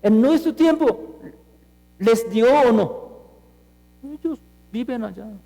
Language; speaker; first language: Spanish; non-native, fluent; Korean